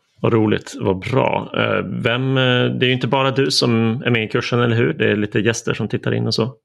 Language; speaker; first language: Swedish; native; Swedish